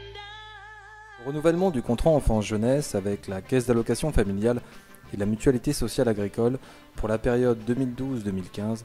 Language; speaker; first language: French; native; French